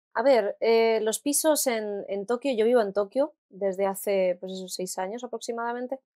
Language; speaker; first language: Spanish; native; Spanish